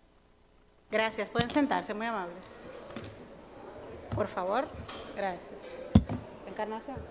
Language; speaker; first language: Spanish; native; Spanish